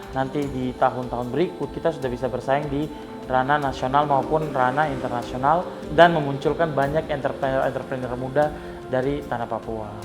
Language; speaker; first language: Indonesian; native; Indonesian